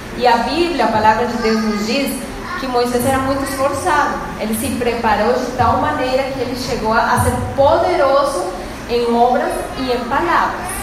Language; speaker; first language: Portuguese; non-native, fluent; Spanish